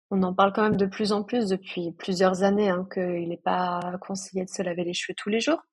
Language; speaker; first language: French; native; French